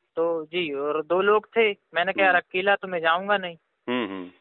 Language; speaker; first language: Hindi; native; Hindi